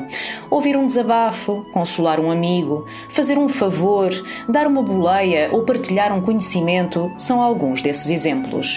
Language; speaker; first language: Portuguese; native; Portuguese